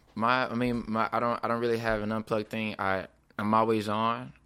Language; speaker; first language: English; native; English